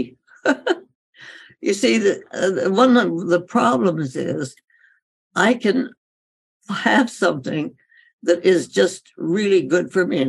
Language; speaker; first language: English; native; English